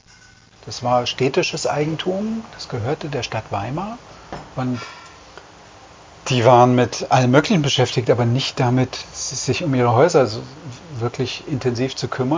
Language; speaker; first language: German; native; German